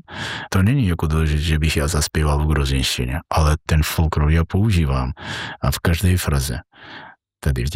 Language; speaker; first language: Czech; non-native, fluent; Georgian